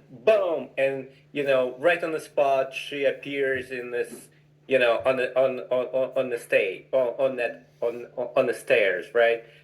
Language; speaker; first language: English; non-native, fluent; Russian